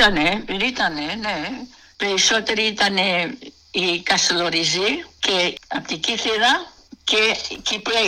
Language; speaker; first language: Greek; early bilingual, heritage; Greek